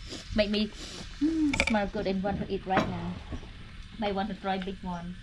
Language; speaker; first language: English; non-native, local second language; Khmer